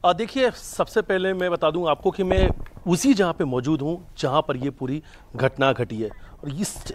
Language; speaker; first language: Hindi; native; Hindi